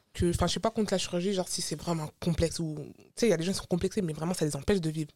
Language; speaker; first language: French; early bilingual, other home language; Arabic